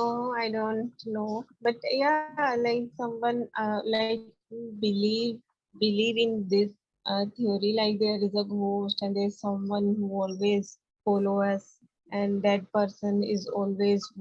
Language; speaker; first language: English; non-native, learner; Hindi